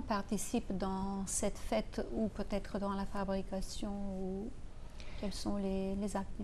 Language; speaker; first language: French; non-native, fluent; Macedonian